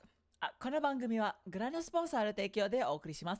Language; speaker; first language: Japanese; non-native, fluent; English